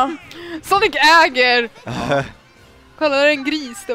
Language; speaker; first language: Swedish; native; Swedish